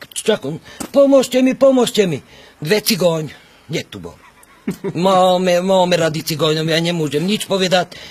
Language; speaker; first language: Slovak; non-native, local second language; Hungarian